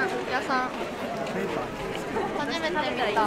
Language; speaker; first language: Japanese; native; Japanese